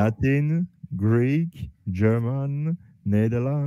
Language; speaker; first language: English; non-native, learner; French